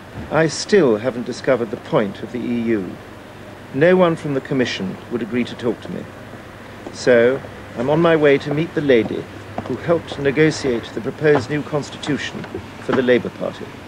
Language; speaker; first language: English; native; English